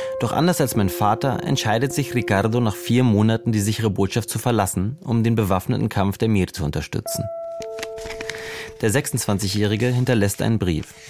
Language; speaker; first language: German; native; German